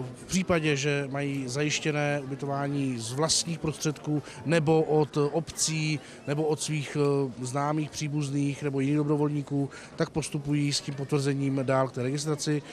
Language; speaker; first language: Czech; native; Czech